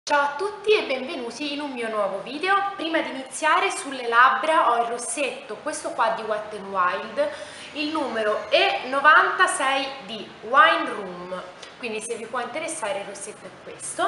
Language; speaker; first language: Italian; native; Italian